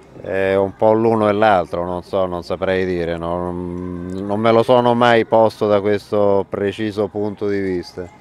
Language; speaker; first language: Italian; native; Italian